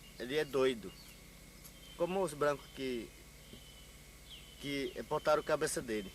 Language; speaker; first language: Portuguese; non-native, local second language; Yanomámi